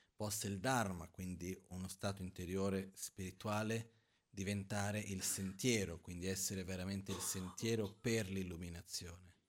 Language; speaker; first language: Italian; non-native, fluent; Portuguese